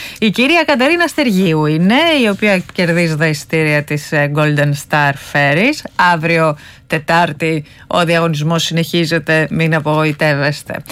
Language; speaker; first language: Greek; native; Greek